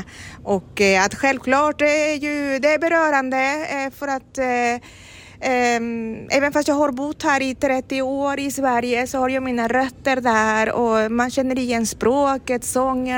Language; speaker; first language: Swedish; non-native, fluent; Spanish